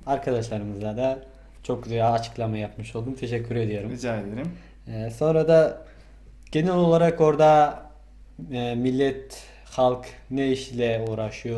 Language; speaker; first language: Turkish; non-native, fluent; Mongolian